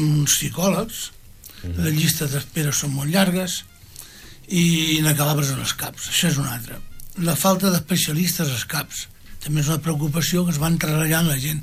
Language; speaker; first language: Catalan; native; Catalan